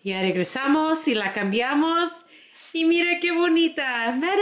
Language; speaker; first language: Spanish; early bilingual, heritage; Spanish